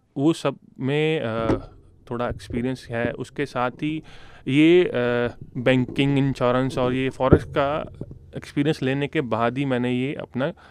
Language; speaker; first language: Hindi; non-native, local second language; Punjabi